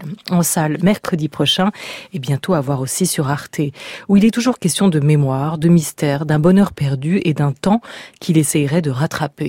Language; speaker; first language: French; native; French